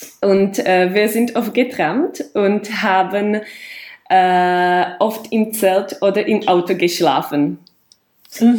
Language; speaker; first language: German; non-native, fluent; Czech